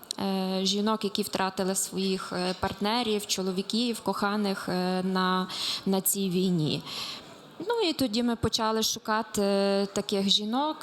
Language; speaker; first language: Ukrainian; native; Ukrainian